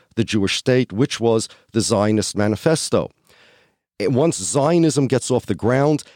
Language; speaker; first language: English; early bilingual, other home language; Polish